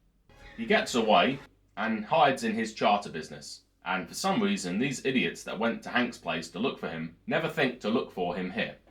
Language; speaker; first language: English; native; English